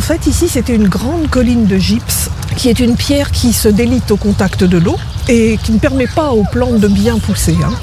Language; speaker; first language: French; native; French